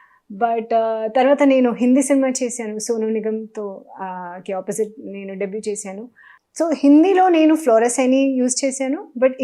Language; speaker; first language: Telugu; non-native, local second language; Hindi